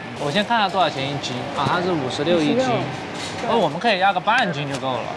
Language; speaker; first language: Chinese; native; Chinese